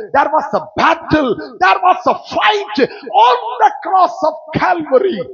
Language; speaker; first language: English; non-native, local second language; Tamil